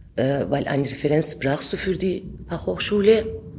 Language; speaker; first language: German; non-native, fluent; Turkish